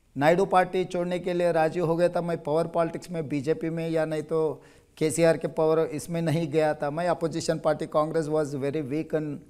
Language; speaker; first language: Hindi; non-native, local second language; Telugu